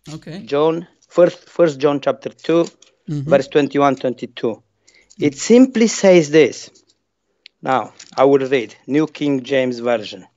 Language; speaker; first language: English; non-native, fluent; Romanian